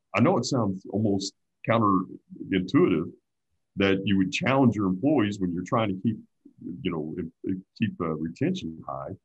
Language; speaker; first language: English; native; English